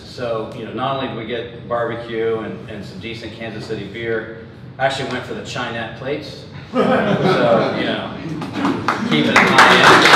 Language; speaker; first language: English; native; English